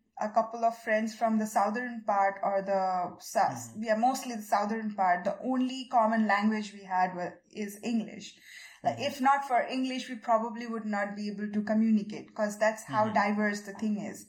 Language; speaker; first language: English; non-native, local second language; Bangla